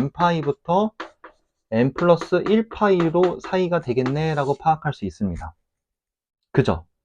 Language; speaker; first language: Korean; native; Korean